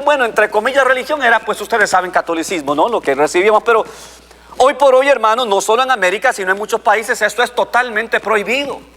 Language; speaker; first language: Spanish; native; Spanish